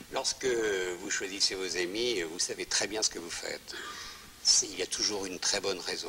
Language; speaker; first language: French; native; French